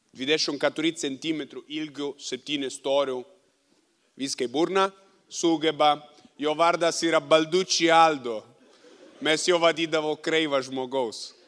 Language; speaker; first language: Lithuanian; non-native, fluent; Italian